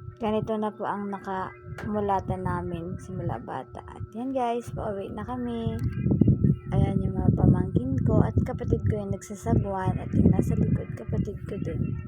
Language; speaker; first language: Filipino; non-native, local second language; Waray